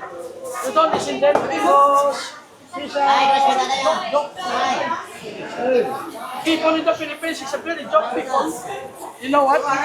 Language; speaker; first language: English; non-native, learner; Hiligaynon